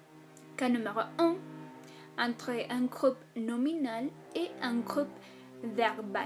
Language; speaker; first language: French; non-native, fluent; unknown